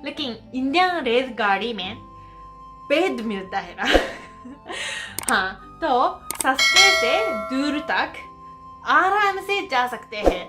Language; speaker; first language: Hindi; non-native, fluent; Japanese